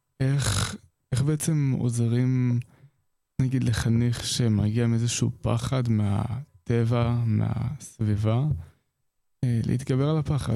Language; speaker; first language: Hebrew; native; Hebrew